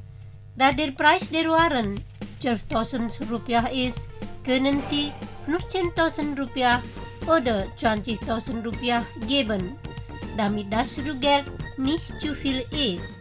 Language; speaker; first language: German; non-native, fluent; Indonesian